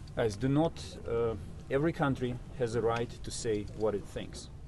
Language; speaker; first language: English; non-native, fluent; Ukrainian